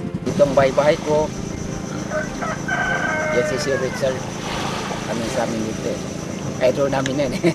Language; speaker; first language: Filipino; non-native, local second language; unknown